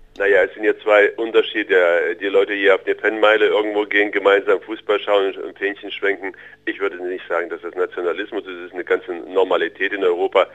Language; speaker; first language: German; early bilingual, other home language; Russian